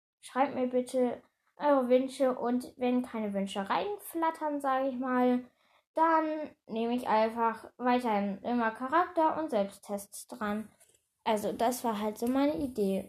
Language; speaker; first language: German; native; German